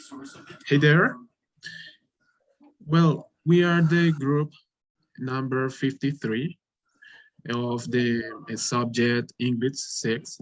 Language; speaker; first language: English; non-native, fluent; Spanish